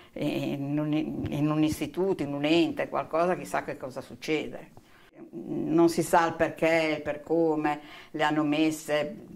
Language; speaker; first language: Italian; native; Italian